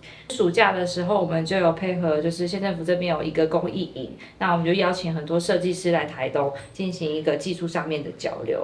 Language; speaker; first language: Chinese; native; Chinese